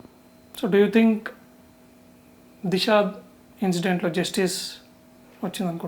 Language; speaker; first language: Telugu; native; Telugu